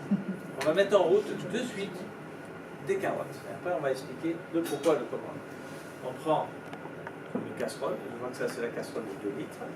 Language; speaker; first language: French; native; French